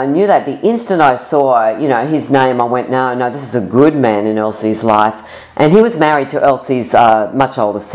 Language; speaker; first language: English; native; English